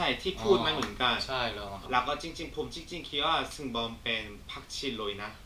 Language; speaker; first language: Thai; non-native, learner; Korean